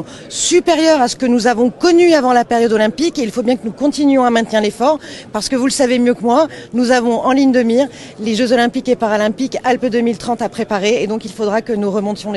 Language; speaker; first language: French; native; French